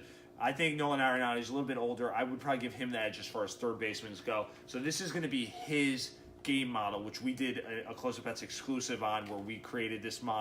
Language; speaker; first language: English; native; English